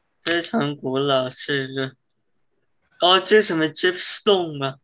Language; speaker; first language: Chinese; early bilingual, heritage; English